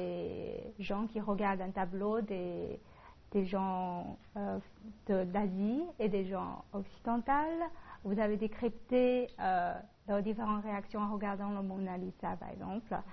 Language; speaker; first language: French; non-native, fluent; Chinese